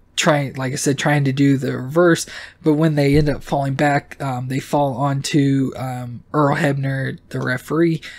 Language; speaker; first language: English; native; English